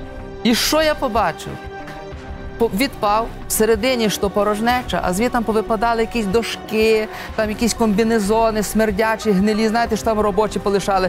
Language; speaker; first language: Ukrainian; native; Ukrainian